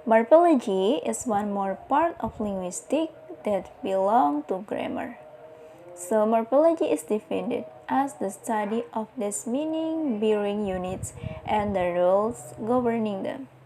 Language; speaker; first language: English; non-native, learner; Indonesian